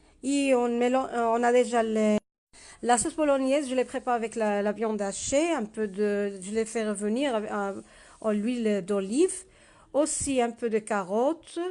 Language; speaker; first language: French; non-native, learner; Spanish